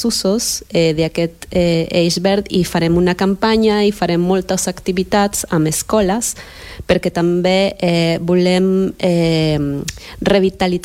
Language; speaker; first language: Catalan; non-native, fluent; Spanish